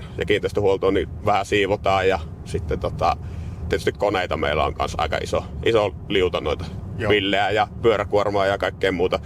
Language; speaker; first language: Finnish; native; Finnish